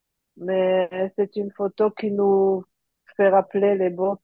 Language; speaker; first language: French; early bilingual, heritage; French